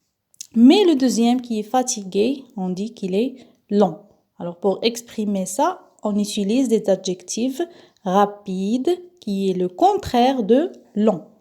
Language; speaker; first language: French; non-native, local second language; Arabic